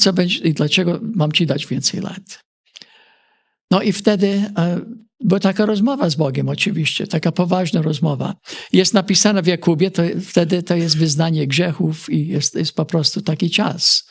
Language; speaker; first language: Polish; early bilingual, heritage; Polish